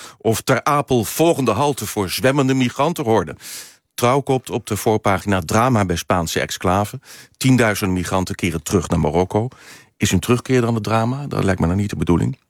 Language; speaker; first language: Dutch; native; Dutch